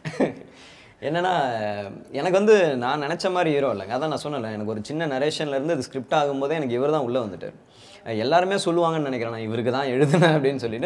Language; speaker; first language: Tamil; native; Tamil